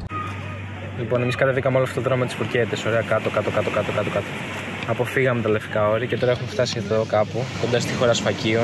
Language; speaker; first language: Greek; native; Greek